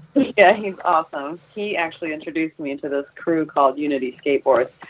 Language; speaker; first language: English; early bilingual, other home language; Polish